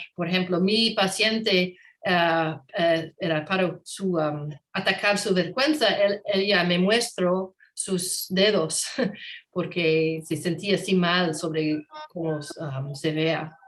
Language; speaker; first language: Spanish; non-native, learner; English